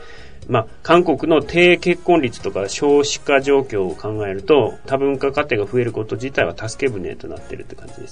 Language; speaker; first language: Japanese; native; Japanese